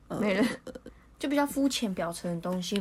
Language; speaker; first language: Chinese; native; Chinese